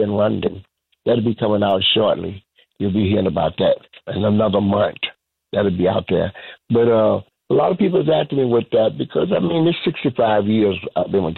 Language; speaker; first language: English; native; English